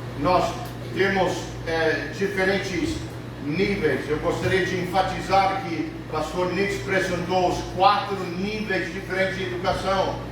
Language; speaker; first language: Portuguese; early bilingual, other home language; English